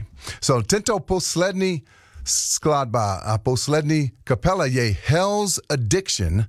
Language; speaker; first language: Czech; non-native, learner; English